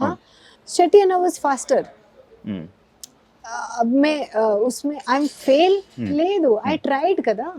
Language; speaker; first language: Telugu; non-native, local second language; Hindi